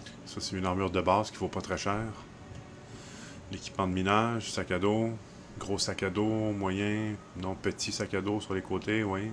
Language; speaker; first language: French; native; French